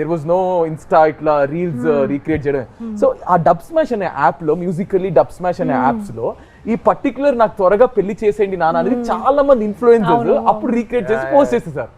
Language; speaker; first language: Telugu; native; Telugu